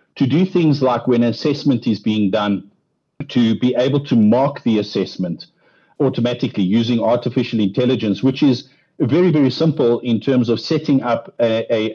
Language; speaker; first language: English; non-native, local second language; Afrikaans